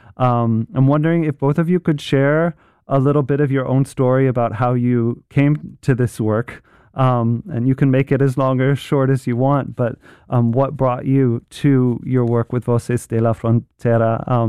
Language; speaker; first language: English; native; English